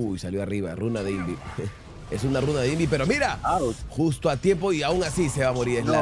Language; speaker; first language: Spanish; native; Spanish